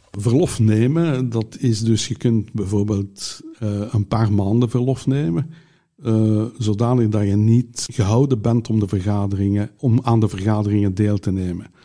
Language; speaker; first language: Dutch; native; Dutch